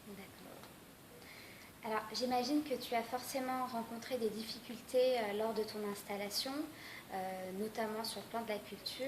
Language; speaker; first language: French; native; French